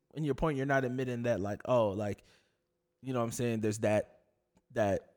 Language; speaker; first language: English; native; English